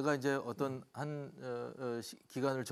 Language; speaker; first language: Korean; native; Korean